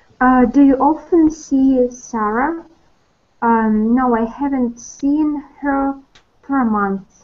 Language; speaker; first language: English; non-native, learner; Russian